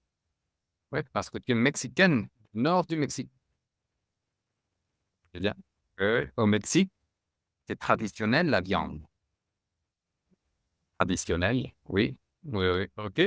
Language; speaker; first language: French; non-native, fluent; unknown